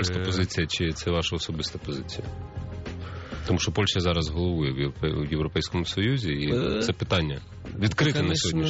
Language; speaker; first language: Ukrainian; native; Ukrainian